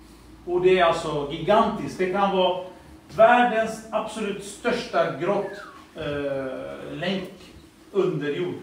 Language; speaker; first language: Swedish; early bilingual, other home language; Assyrian Neo-Aramaic